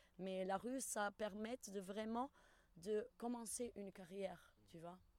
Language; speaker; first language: French; non-native, fluent; Portuguese